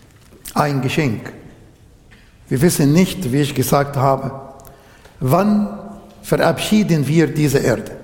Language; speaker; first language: German; non-native, fluent; Arabic